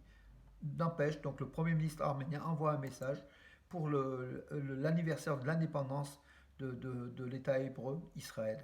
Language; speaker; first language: French; native; French